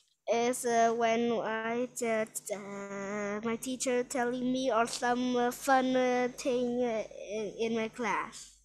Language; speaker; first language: English; non-native, learner; Vietnamese